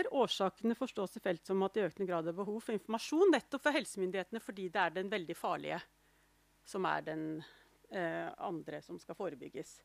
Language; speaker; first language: Norwegian; native; Norwegian